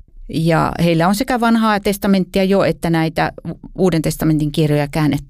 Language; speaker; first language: Finnish; native; Finnish